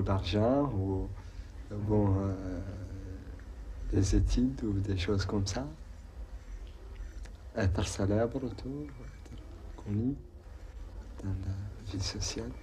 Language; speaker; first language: French; non-native, local second language; Arabic